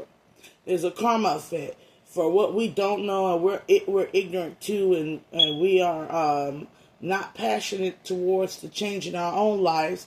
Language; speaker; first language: English; native; English